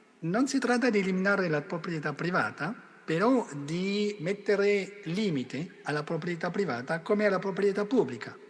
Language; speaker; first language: Italian; non-native, fluent; French